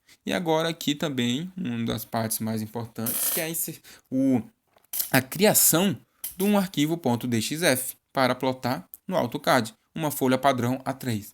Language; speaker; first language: Portuguese; native; Portuguese